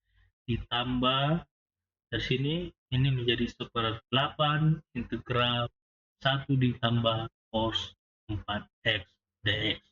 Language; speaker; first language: Indonesian; native; Indonesian